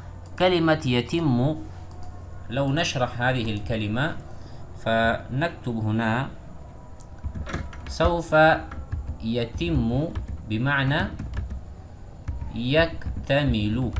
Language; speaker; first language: Arabic; non-native, fluent; Urdu